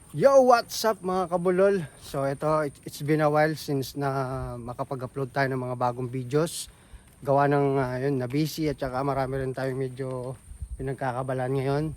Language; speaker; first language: Filipino; non-native, local second language; Pampanga